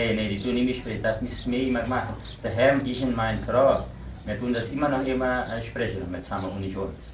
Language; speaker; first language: German; early bilingual, heritage; German